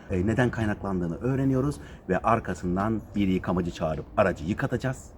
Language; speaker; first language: Turkish; native; Turkish